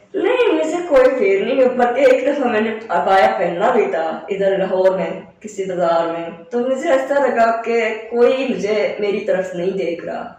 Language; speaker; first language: Hindi; non-native, fluent; Japanese